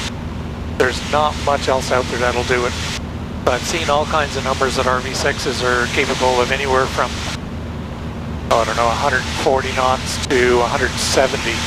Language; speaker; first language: English; native; English